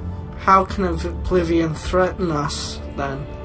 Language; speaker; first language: English; native; English